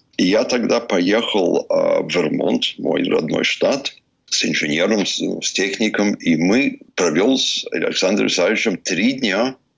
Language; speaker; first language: Russian; early bilingual, heritage; Russian